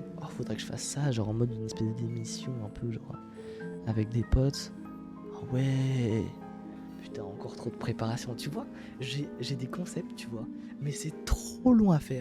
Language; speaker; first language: French; native; French